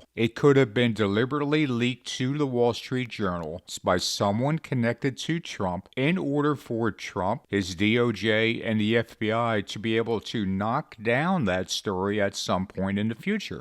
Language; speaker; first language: English; native; English